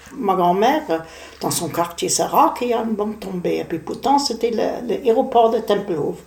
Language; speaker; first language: French; non-native, fluent; German